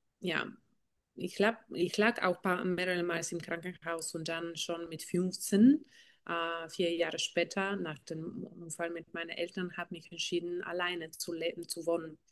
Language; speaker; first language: German; non-native, fluent; Bulgarian